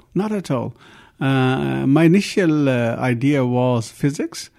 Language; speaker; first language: English; early bilingual, other home language; Punjabi